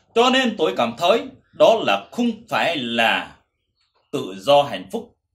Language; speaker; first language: Vietnamese; non-native, local second language; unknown